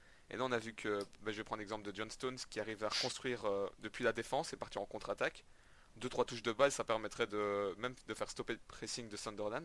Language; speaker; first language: French; native; French